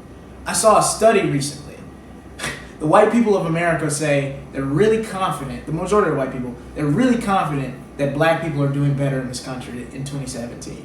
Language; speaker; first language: English; native; English